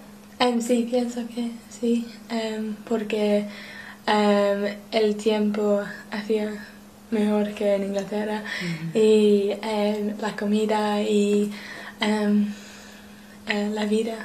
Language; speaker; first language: Spanish; non-native, learner; English